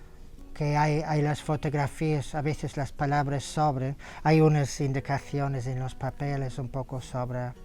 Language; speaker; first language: Spanish; non-native, fluent; English